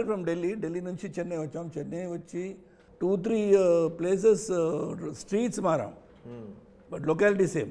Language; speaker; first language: Telugu; non-native, local second language; Tamil